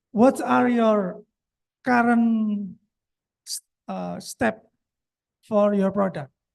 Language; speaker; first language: English; non-native, local second language; Indonesian